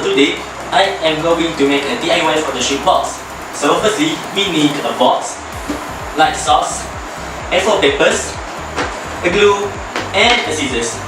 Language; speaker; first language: English; non-native, local second language; Malay